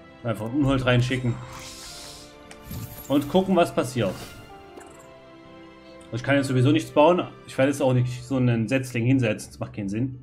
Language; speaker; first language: German; native; German